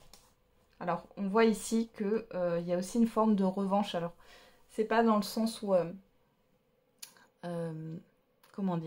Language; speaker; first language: French; native; French